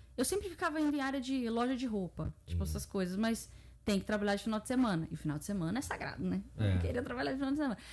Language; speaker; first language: Portuguese; early bilingual, heritage; Portuguese